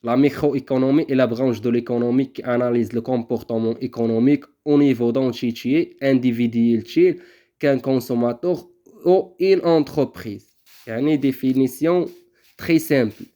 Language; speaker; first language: French; non-native, local second language; Arabic